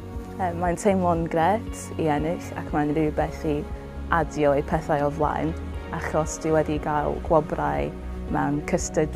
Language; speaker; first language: Welsh; non-native, learner; English